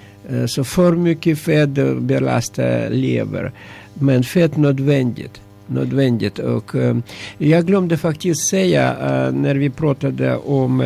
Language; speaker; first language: Swedish; non-native, learner; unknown